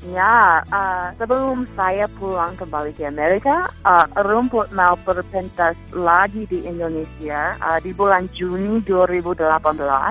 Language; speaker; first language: Indonesian; non-native, fluent; English